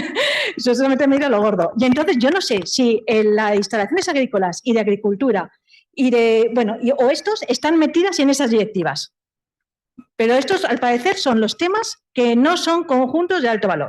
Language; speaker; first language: Spanish; native; Spanish